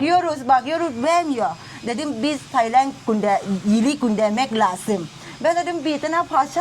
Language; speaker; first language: Turkish; non-native, learner; Thai